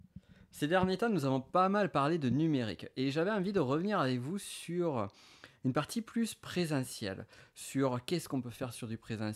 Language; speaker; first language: French; native; French